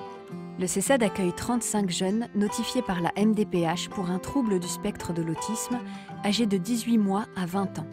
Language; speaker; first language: French; native; French